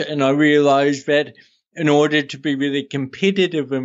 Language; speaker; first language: English; native; English